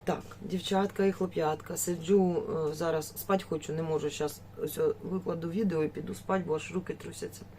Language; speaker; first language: Ukrainian; native; Ukrainian